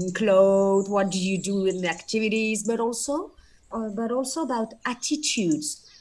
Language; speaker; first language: English; non-native, fluent; French